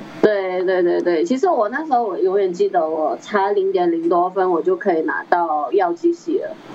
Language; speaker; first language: Chinese; native; Chinese